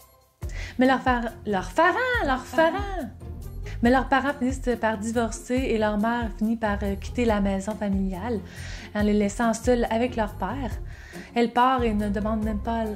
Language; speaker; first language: French; native; French